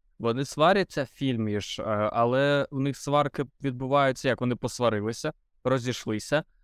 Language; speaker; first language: Ukrainian; non-native, local second language; Russian